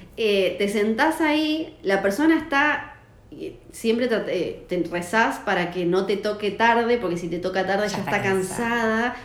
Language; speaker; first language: Spanish; native; Spanish